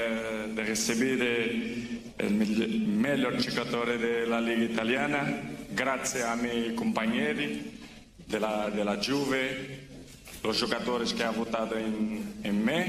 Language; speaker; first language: Italian; non-native, learner; Portuguese